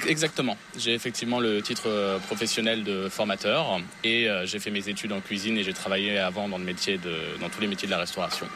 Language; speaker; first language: French; native; French